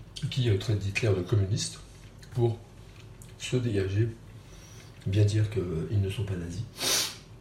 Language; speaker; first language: French; native; French